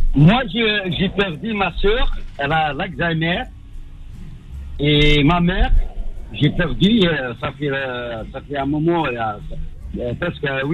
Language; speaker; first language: French; non-native, learner; Arabic